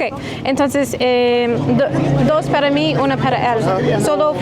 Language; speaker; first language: Spanish; non-native, learner; English